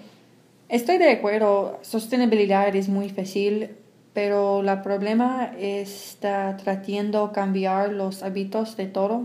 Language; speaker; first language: Spanish; non-native, learner; English